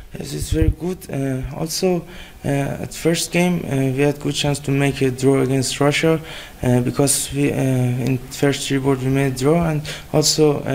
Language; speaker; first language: English; non-native, fluent; Persian